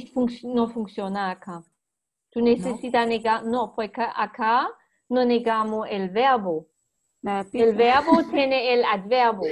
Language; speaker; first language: Spanish; non-native, fluent; German